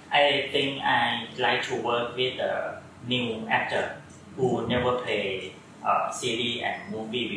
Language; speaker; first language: English; non-native, learner; Thai